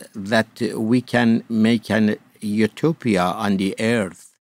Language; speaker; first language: English; non-native, fluent; Persian